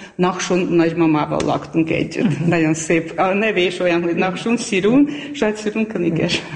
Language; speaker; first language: Hungarian; non-native, fluent; Armenian